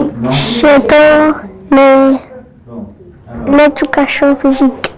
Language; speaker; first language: French; non-native, learner; English